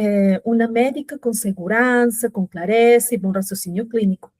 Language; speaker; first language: Portuguese; non-native, fluent; Spanish